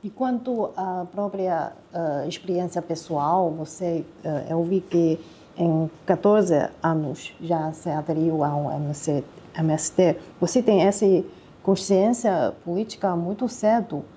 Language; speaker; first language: Portuguese; non-native, fluent; Chinese